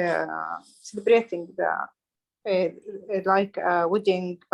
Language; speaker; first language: English; non-native, learner; Arabic